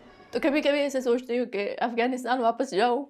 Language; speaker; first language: Hindi; non-native, fluent; Persian